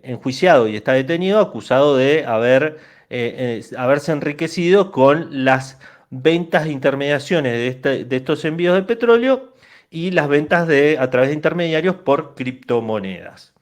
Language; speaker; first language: Spanish; native; Spanish